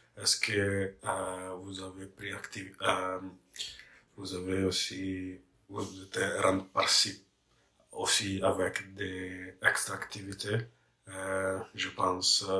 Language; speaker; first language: French; non-native, learner; English